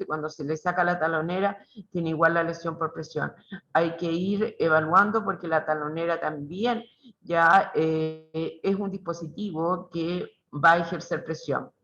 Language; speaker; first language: Spanish; native; Spanish